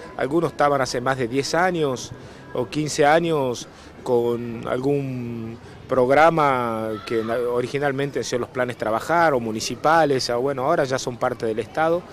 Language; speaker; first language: Spanish; native; Spanish